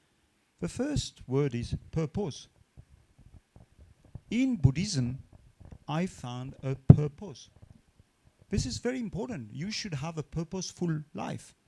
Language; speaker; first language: English; non-native, fluent; French